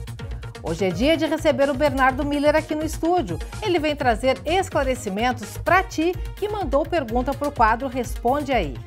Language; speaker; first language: Portuguese; native; Portuguese